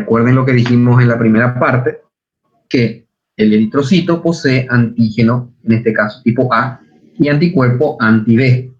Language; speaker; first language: Spanish; native; Spanish